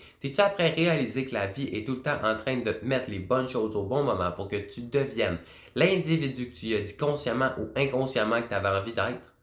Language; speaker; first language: French; native; French